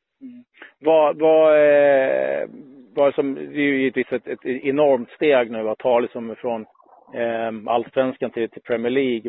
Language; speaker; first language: Swedish; native; Swedish